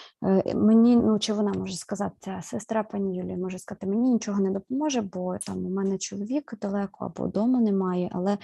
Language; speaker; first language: Ukrainian; native; Ukrainian